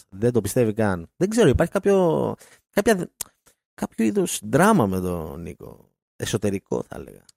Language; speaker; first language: Greek; native; Greek